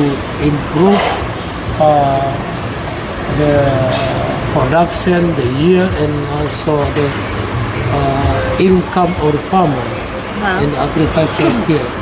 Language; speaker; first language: English; non-native, learner; Indonesian